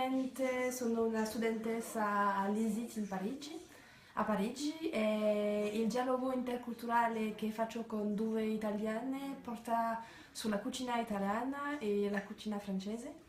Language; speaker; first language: Italian; non-native, learner; French